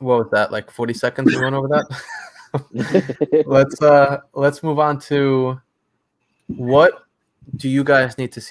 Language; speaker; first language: English; native; English